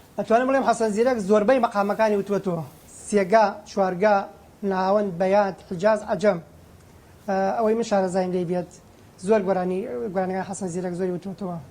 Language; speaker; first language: Central Kurdish; native; Central Kurdish